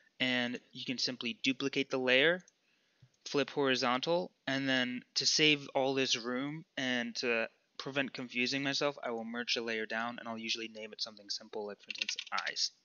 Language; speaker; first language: English; native; English